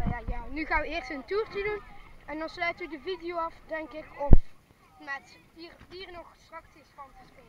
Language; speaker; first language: Dutch; native; Dutch